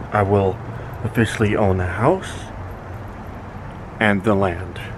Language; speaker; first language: English; native; English